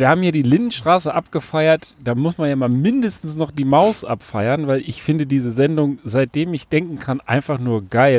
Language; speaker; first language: German; native; German